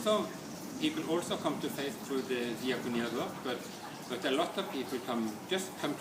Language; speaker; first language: English; non-native, fluent; Norwegian